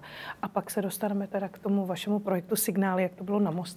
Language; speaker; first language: Czech; native; Czech